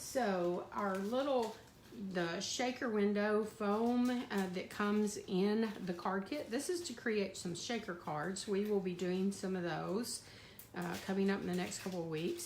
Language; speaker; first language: English; native; English